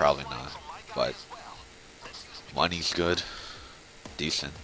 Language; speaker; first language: English; native; English